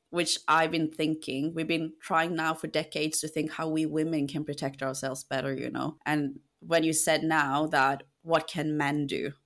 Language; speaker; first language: English; non-native, fluent; Norwegian